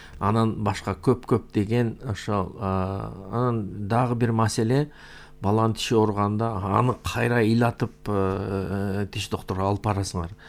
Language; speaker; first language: Kyrgyz; non-native, local second language; Uyghur